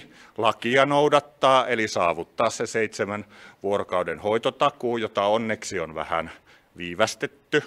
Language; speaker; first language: Finnish; native; Finnish